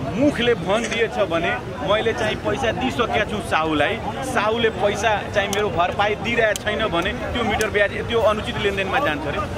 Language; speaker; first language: Nepali; non-native, local second language; Maithili